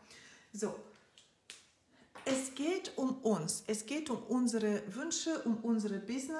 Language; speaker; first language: German; non-native, fluent; Russian